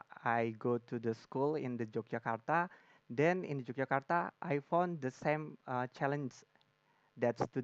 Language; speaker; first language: English; non-native, learner; Indonesian